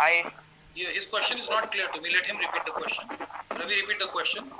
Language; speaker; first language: English; non-native, fluent; Hindi